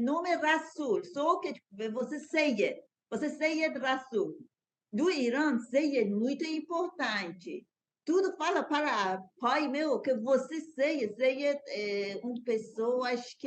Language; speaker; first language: Portuguese; non-native, learner; Persian